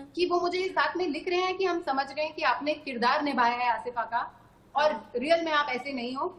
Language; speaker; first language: Hindi; native; Hindi